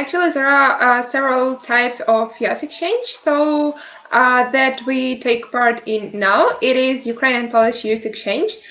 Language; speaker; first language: English; non-native, fluent; Ukrainian